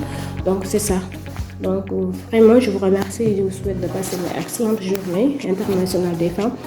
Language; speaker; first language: French; non-native, local second language; Wolof